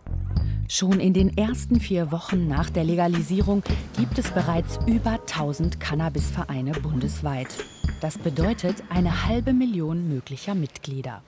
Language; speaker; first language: German; native; German